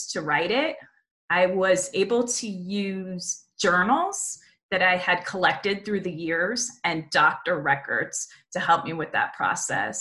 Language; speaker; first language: English; native; English